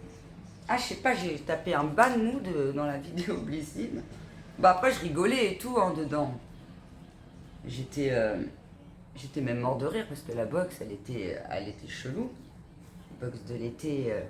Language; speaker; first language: French; native; French